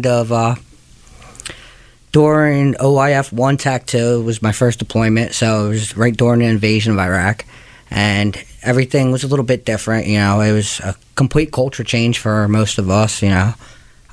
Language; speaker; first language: English; native; English